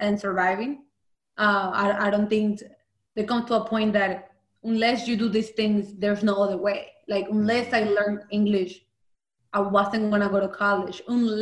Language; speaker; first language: English; early bilingual, other home language; Spanish